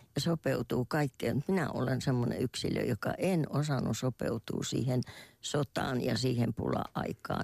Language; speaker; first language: Finnish; native; Finnish